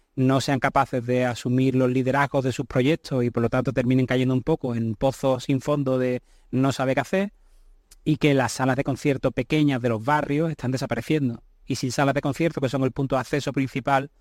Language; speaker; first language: Spanish; native; Spanish